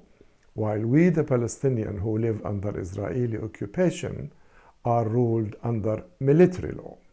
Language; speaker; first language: English; non-native, fluent; Arabic